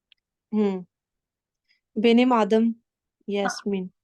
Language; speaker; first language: Turkish; non-native, learner; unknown